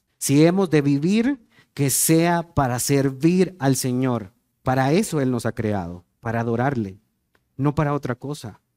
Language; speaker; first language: Spanish; native; Spanish